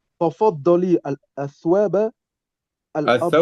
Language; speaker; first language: Arabic; non-native, learner; French